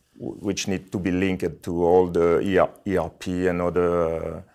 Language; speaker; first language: English; non-native, fluent; French